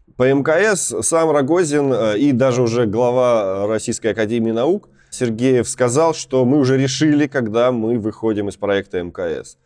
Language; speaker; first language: Russian; native; Russian